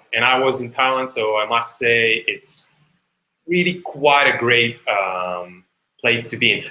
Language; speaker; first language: English; non-native, fluent; Hebrew